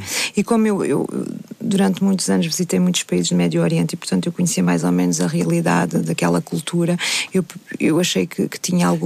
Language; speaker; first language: Portuguese; native; Portuguese